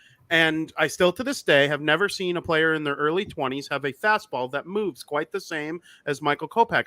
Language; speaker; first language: English; native; English